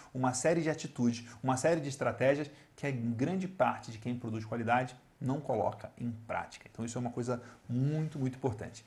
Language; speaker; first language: Portuguese; native; Portuguese